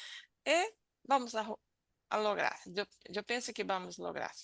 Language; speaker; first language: Spanish; non-native, learner; Portuguese